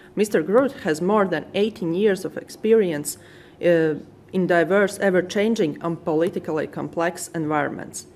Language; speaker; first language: English; non-native, fluent; Latvian